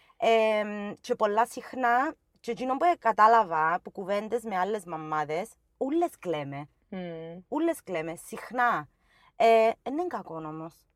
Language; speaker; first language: Greek; native; Greek